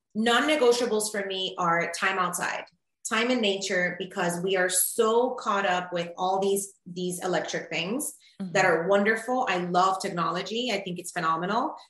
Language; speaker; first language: English; early bilingual, other home language; Spanish